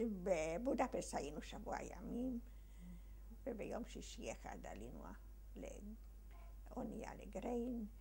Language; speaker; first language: Hebrew; early bilingual, other home language; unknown